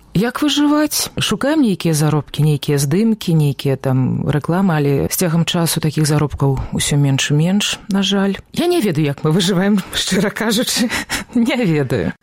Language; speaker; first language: Belarusian; native; Belarusian